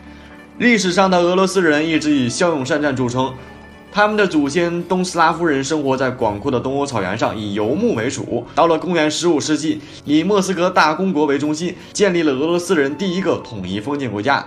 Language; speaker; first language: Chinese; native; Chinese